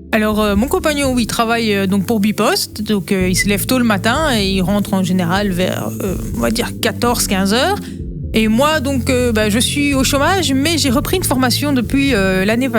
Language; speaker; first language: French; native; French